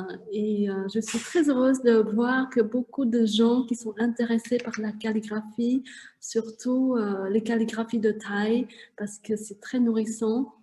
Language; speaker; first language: French; non-native, fluent; Vietnamese